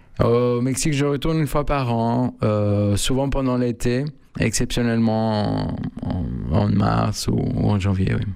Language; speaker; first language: French; non-native, fluent; Spanish